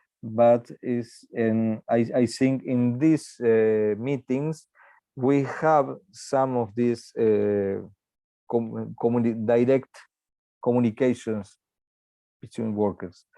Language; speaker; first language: English; non-native, learner; Spanish